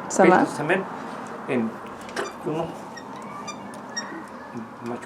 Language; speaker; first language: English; non-native, learner; Spanish